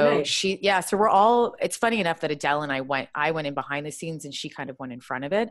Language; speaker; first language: English; native; English